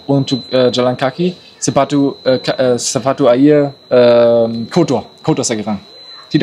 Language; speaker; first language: Indonesian; non-native, learner; German